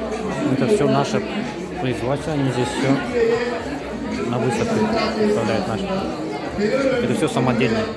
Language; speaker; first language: Russian; non-native, local second language; Azerbaijani